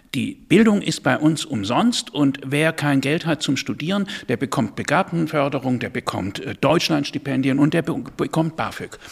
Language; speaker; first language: German; native; German